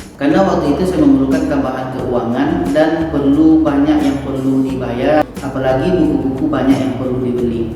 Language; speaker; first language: Indonesian; native; Indonesian